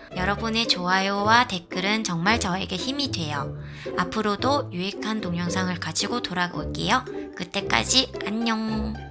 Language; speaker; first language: Korean; non-native, fluent; Vietnamese